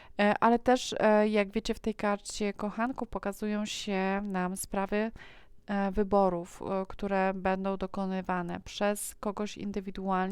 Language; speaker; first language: Polish; native; Polish